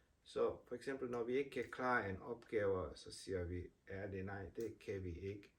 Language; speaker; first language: Danish; non-native, fluent; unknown